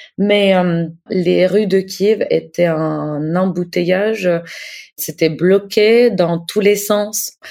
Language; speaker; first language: French; non-native, fluent; Ukrainian